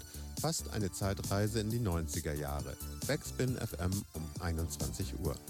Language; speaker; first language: German; native; German